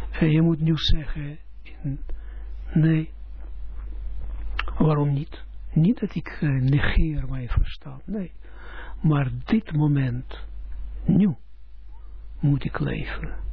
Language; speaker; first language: Dutch; non-native, fluent; Russian